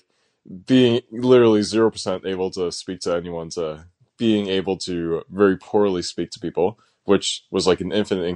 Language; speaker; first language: English; native; English